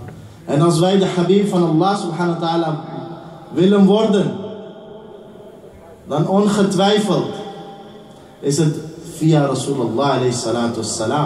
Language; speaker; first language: Dutch; early bilingual, heritage; Urdu